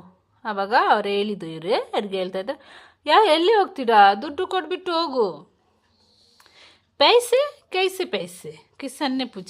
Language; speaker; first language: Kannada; non-native, local second language; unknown